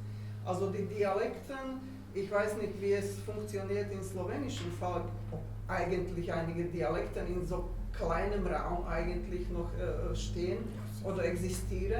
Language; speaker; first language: German; non-native, fluent; Slovak